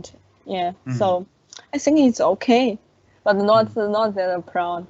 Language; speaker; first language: English; non-native, learner; Chinese